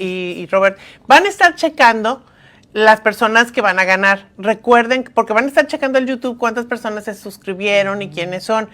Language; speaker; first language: Spanish; native; Spanish